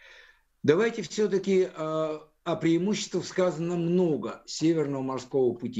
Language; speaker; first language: Russian; native; Russian